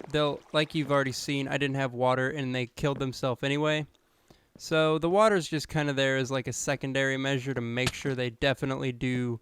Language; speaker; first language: English; native; English